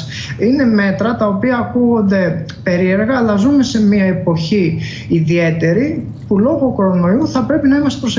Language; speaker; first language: Greek; native; Greek